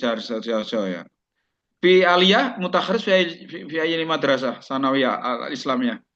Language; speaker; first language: Arabic; non-native, fluent; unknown